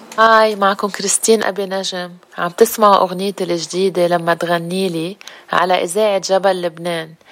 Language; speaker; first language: Arabic; native; Arabic